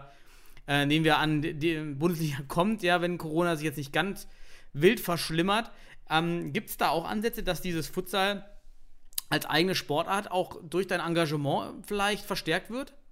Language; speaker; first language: German; native; German